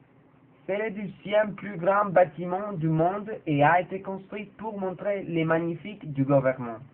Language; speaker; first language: French; non-native, learner; Spanish